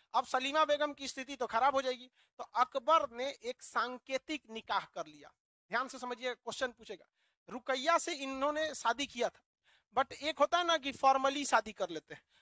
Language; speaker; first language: Hindi; native; Hindi